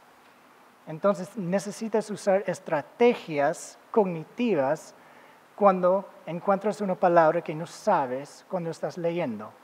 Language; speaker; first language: Spanish; non-native, fluent; English